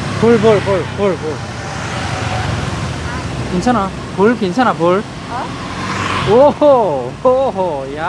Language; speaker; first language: Korean; native; Korean